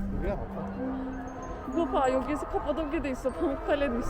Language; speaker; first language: Korean; non-native, learner; Turkish